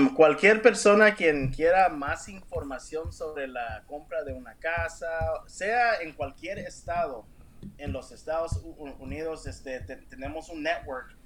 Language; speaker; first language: Spanish; early bilingual, heritage; Spanish